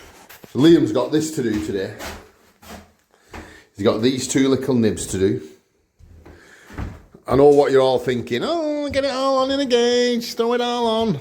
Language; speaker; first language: English; native; English